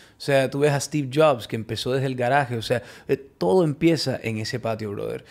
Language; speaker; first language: Spanish; early bilingual, heritage; Spanish